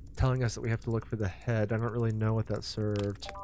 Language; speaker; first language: English; native; English